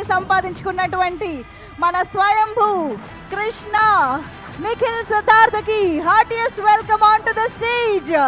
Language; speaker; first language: Telugu; native; Telugu